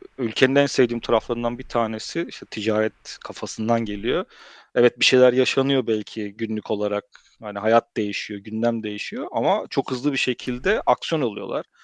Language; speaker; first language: Turkish; early bilingual, heritage; Turkish